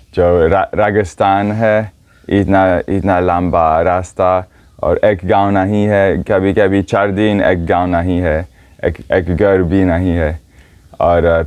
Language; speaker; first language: Hindi; non-native, learner; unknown